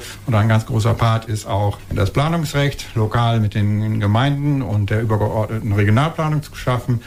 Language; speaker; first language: German; native; German